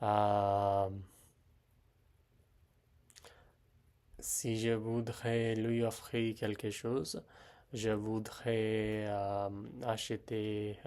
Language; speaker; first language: French; non-native, learner; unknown